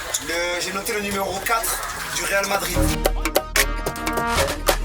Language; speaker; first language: French; native; French